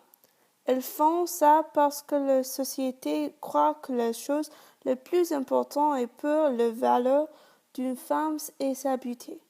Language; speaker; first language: French; non-native, learner; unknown